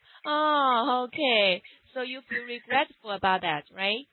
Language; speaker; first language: English; non-native, fluent; Chinese